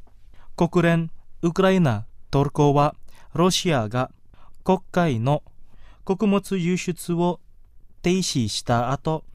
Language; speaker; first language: Japanese; non-native, fluent; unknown